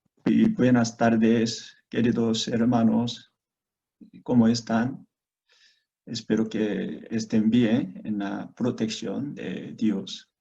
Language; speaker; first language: Spanish; non-native, fluent; Korean